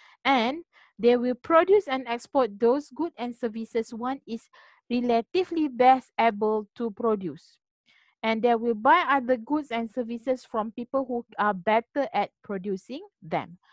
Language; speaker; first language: English; non-native, local second language; Malay